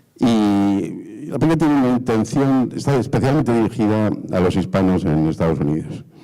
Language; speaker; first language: Spanish; native; Spanish